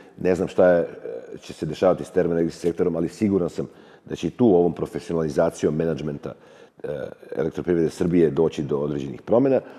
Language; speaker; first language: Serbian; native; Serbian